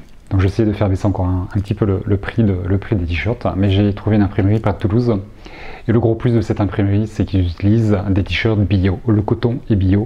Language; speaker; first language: French; native; French